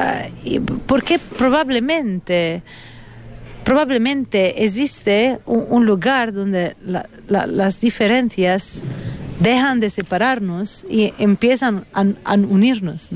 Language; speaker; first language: Spanish; non-native, fluent; Italian